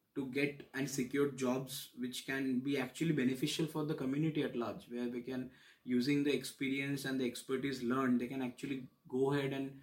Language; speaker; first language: English; non-native, local second language; Bangla